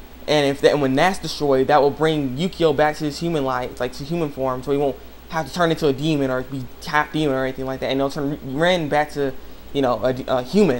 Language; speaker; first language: English; native; English